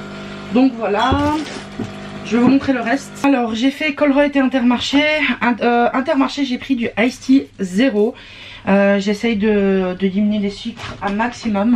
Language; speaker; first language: French; native; French